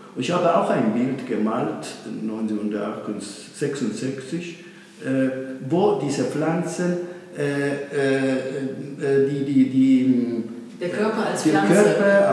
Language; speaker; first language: German; non-native, learner; Italian